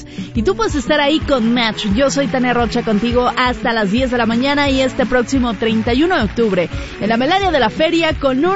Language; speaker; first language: Spanish; native; Spanish